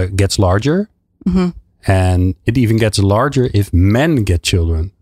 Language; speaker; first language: English; non-native, fluent; Dutch